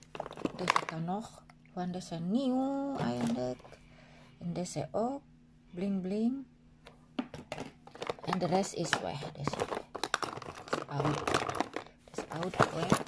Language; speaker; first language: Dutch; non-native, learner; Indonesian